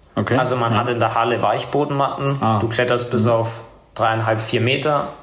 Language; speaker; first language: German; native; German